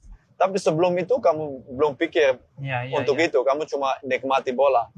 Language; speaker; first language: Indonesian; non-native, learner; Dutch